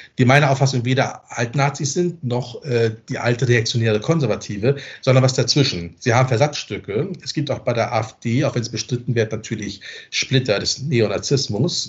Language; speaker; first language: German; native; German